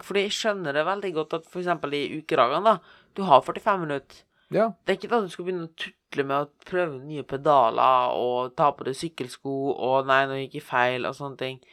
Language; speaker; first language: Norwegian; native; Norwegian